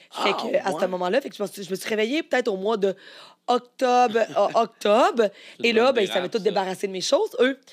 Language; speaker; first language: French; native; French